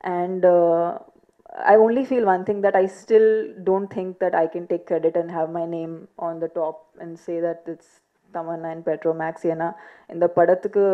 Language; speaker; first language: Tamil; non-native, learner; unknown